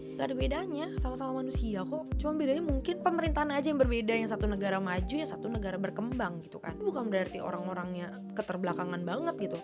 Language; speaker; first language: Indonesian; native; Indonesian